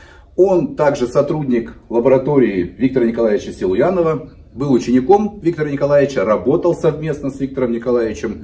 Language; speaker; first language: Russian; native; Russian